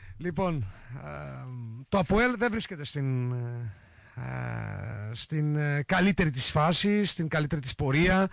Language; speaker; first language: Greek; native; Greek